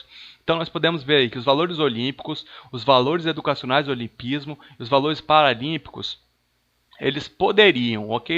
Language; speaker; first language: Portuguese; native; Portuguese